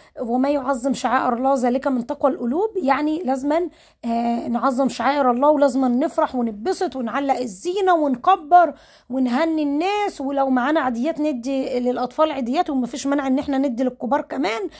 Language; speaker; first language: Arabic; native; Arabic